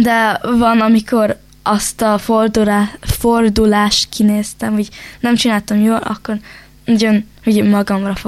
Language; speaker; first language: Hungarian; early bilingual, heritage; Hungarian